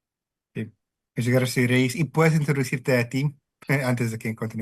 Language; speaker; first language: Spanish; early bilingual, heritage; Spanish